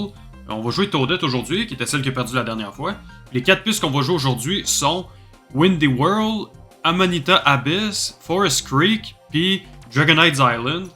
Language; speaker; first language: French; native; French